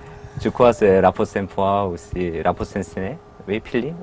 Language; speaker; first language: French; non-native, learner; Korean